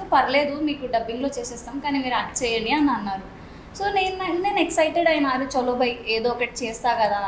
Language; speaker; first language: Telugu; non-native, local second language; Marathi